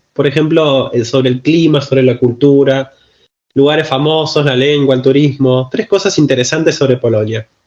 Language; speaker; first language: Spanish; native; Spanish